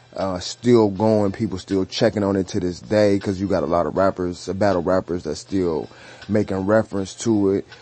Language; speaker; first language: English; native; English